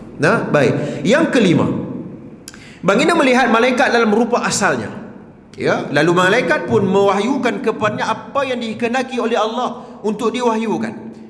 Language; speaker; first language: Malay; native; Malay